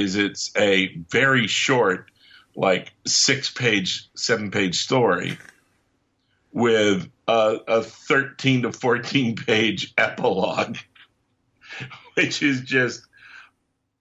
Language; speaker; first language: English; native; English